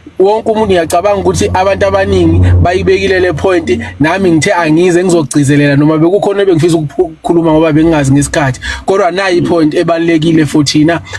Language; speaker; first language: Zulu; native; Zulu